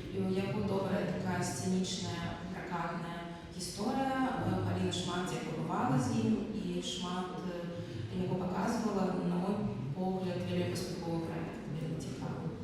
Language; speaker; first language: Belarusian; non-native, local second language; Russian